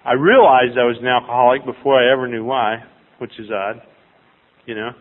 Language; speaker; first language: English; native; English